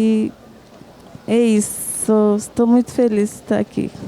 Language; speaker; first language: Portuguese; non-native, local second language; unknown